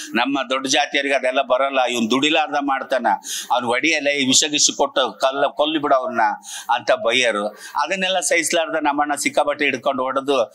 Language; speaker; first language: Kannada; native; Kannada